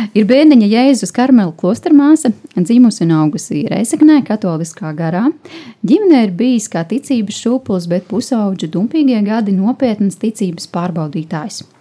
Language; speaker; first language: Latvian; native; Latvian